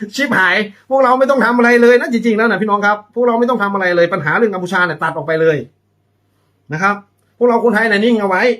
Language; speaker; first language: Thai; native; Thai